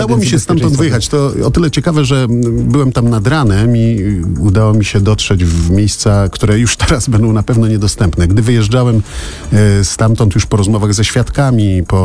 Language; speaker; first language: Polish; native; Polish